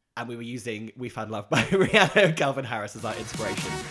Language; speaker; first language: English; native; English